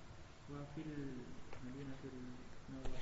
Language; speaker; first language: Arabic; non-native, learner; Indonesian